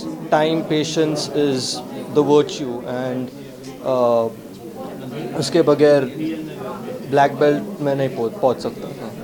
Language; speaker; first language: Hindi; native; Hindi